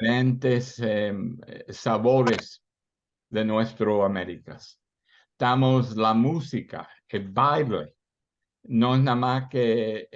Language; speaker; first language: Spanish; early bilingual, heritage; Spanish